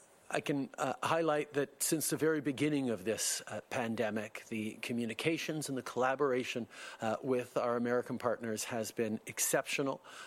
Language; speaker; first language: English; early bilingual, other home language; French